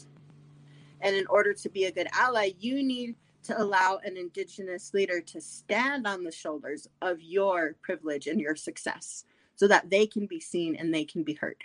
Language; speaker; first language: English; native; English